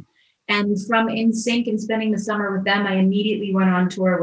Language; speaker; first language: English; native; English